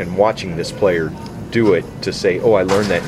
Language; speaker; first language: English; native; English